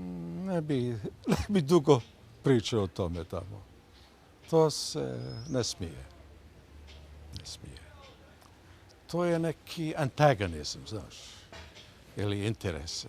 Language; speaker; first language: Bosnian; early bilingual, heritage; Bosnian